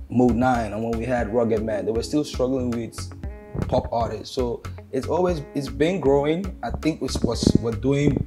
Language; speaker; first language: English; non-native, local second language; Hausa